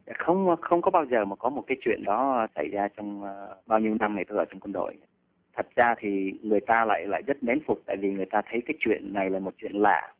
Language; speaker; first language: Vietnamese; early bilingual, heritage; Vietnamese